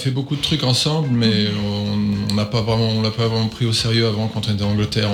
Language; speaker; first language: French; native; French